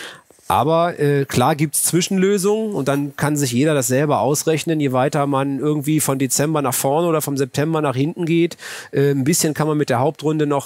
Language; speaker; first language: German; native; German